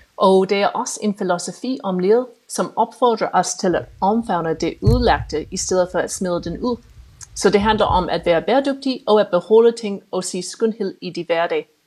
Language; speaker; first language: Danish; non-native, fluent; English